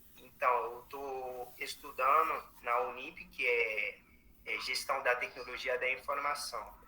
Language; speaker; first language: Portuguese; non-native, fluent; Haitian Creole